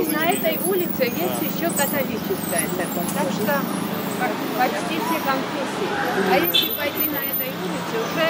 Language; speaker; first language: Russian; non-native, fluent; Georgian